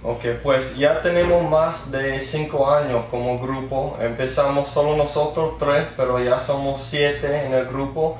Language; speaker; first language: Spanish; early bilingual, heritage; English